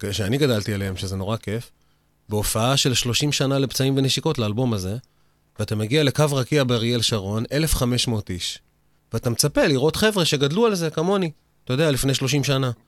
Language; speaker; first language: Hebrew; native; Hebrew